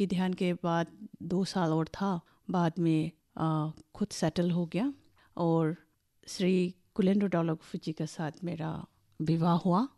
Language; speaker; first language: Hindi; non-native, local second language; Bangla